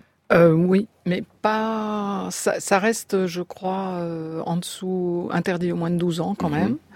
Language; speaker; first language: French; native; French